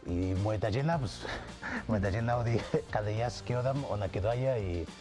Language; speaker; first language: Macedonian; non-native, learner; English